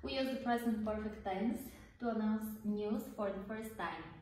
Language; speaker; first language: English; non-native, fluent; Bulgarian